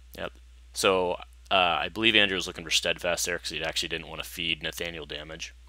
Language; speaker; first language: English; native; English